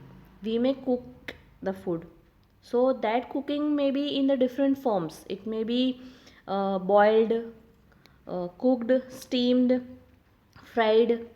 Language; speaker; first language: English; non-native, local second language; Hindi